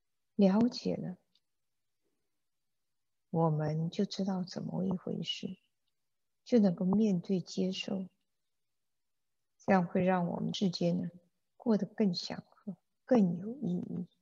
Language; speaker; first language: Chinese; native; Chinese